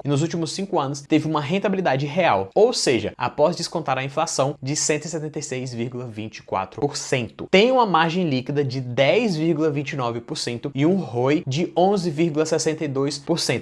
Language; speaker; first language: Portuguese; native; Portuguese